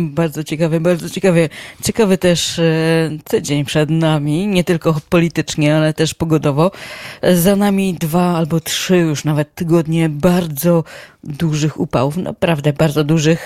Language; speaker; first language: Polish; native; Polish